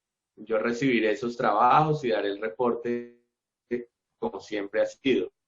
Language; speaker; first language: Spanish; native; Spanish